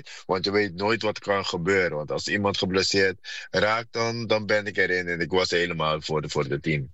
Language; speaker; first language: Dutch; non-native, fluent; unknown